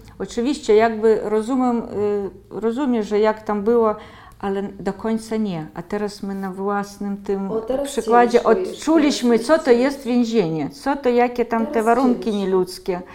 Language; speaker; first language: Polish; early bilingual, heritage; Polish